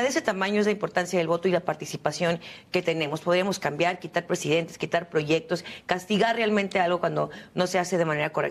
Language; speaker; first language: Spanish; native; Spanish